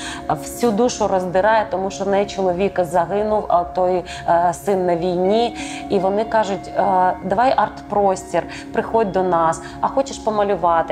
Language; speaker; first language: Ukrainian; native; Ukrainian